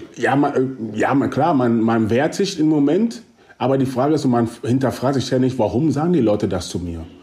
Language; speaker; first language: German; early bilingual, other home language; Akan